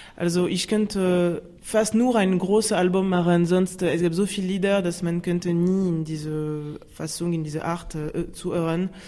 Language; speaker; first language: German; non-native, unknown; French